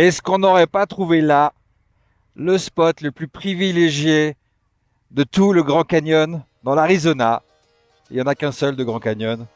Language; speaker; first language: French; native; French